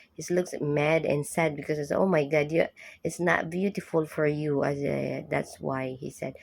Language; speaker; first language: English; non-native, local second language; Filipino